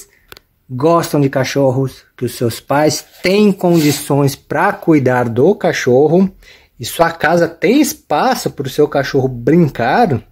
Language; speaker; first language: Portuguese; native; Portuguese